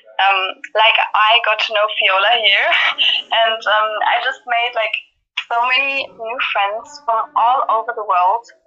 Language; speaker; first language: English; non-native, fluent; German